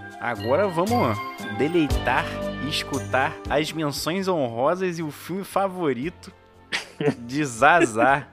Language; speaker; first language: Portuguese; native; Portuguese